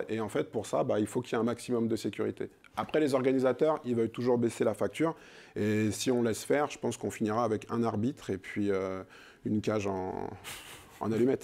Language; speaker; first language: French; native; French